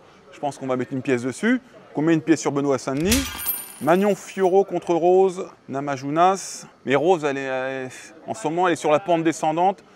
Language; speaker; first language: French; native; French